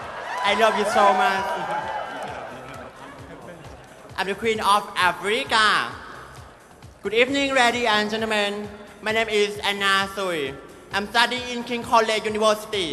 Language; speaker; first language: English; non-native, learner; Thai